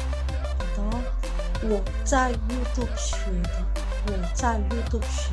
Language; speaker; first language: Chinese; non-native, fluent; Indonesian